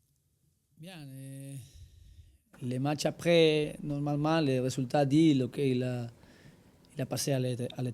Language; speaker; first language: French; non-native, learner; Spanish